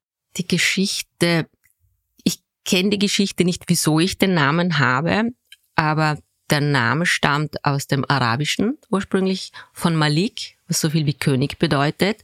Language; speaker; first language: German; early bilingual, other home language; Turkish